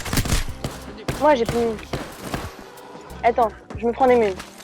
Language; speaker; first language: French; native; French